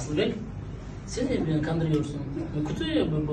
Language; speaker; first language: Turkish; non-native, learner; Kazakh